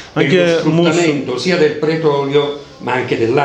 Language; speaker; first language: Italian; native; Italian